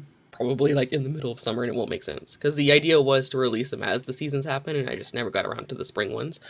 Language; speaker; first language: English; native; English